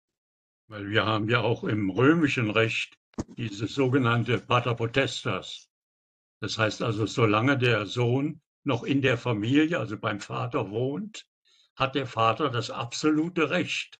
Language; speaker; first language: German; native; German